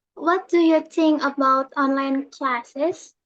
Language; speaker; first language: English; non-native, learner; Indonesian